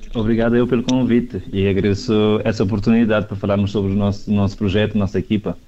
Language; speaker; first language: Portuguese; non-native, local second language; Kabuverdianu